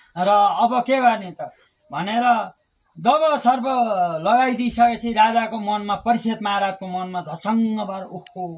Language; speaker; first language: Nepali; native; Nepali